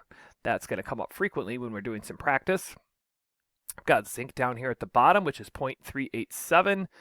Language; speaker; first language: English; native; English